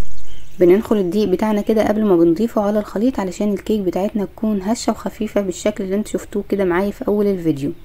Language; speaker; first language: Arabic; native; Arabic